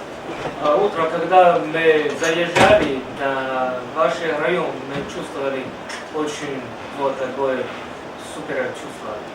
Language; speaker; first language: Russian; non-native, learner; Chinese